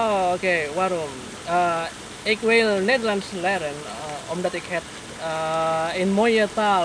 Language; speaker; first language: Dutch; non-native, learner; Indonesian